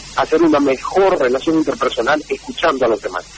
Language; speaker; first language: Spanish; native; Spanish